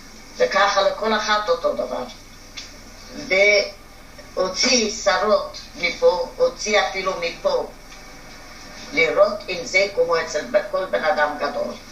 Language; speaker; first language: Hebrew; non-native, fluent; Hungarian